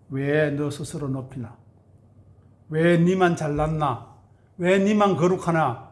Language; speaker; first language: Korean; native; Korean